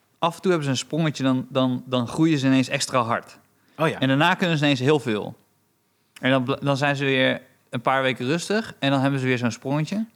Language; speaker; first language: Dutch; early bilingual, other home language; Romanian